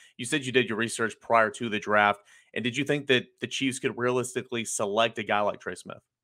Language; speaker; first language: English; native; English